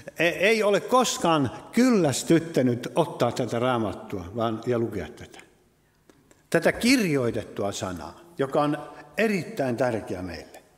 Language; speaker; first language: Finnish; native; Finnish